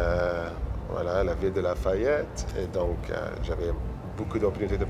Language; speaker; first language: French; non-native, local second language; English